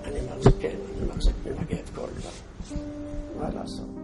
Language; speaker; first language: Hebrew; non-native, fluent; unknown